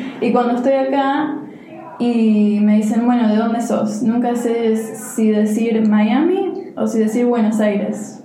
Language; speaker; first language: Spanish; early bilingual, heritage; Spanish